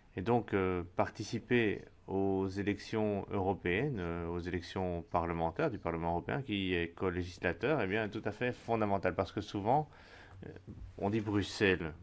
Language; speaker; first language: French; non-native, fluent; Spanish